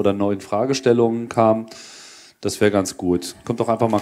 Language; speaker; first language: German; native; German